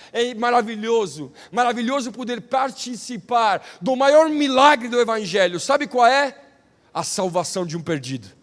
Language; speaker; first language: Portuguese; non-native, fluent; Italian